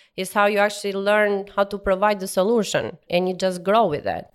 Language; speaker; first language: English; non-native, fluent; Albanian